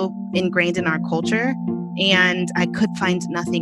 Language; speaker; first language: English; early bilingual, other home language; Spanish